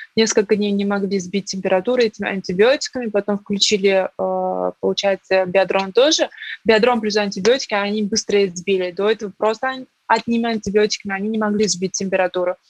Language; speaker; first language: Russian; non-native, local second language; Uzbek